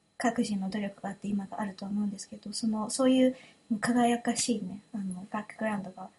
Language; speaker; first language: Japanese; early bilingual, heritage; Japanese